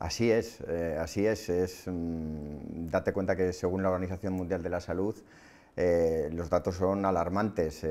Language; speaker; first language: Spanish; native; Spanish